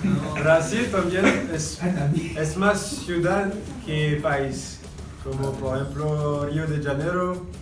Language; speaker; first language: Spanish; non-native, learner; French